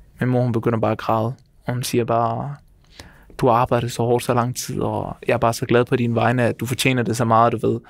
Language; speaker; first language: Danish; native; Danish